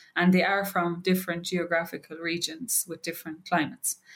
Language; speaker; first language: English; native; English